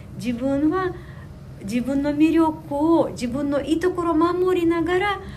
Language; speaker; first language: Japanese; non-native, fluent; Ukrainian